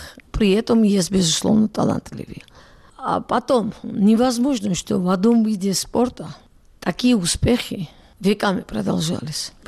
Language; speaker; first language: Russian; non-native, local second language; Georgian